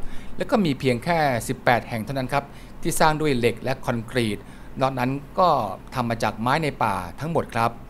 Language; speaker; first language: Thai; native; Thai